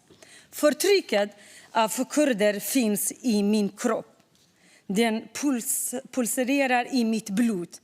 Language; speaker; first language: Swedish; non-native, fluent; Kurdish